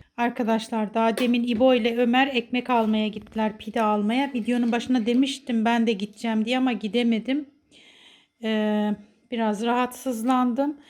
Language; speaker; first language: Turkish; native; Turkish